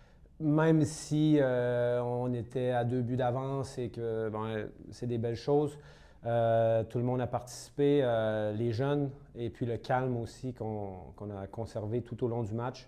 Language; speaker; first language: French; native; French